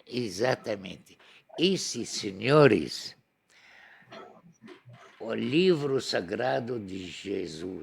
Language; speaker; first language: Portuguese; non-native, learner; Arabic